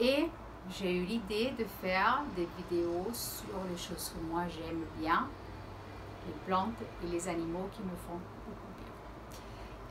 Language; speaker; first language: French; early bilingual, heritage; Portuguese